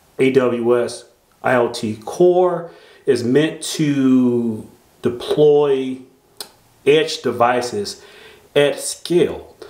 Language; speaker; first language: English; native; English